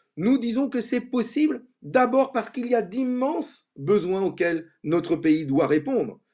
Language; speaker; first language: French; native; French